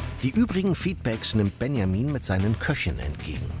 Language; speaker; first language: German; native; German